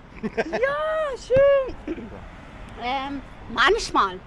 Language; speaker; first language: German; non-native, fluent; Persian